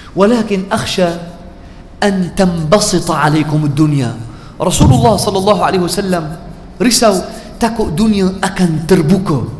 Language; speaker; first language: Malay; non-native, fluent; Arabic